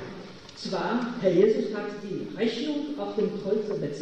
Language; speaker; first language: German; non-native, fluent; Polish